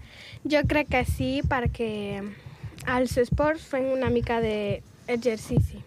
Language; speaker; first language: Catalan; non-native, local second language; Spanish